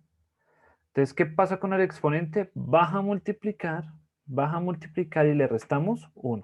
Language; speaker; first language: Spanish; native; Spanish